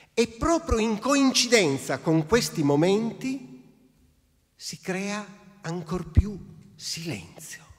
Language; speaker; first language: Italian; native; Italian